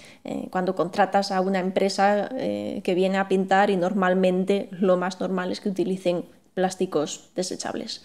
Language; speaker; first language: Spanish; native; Spanish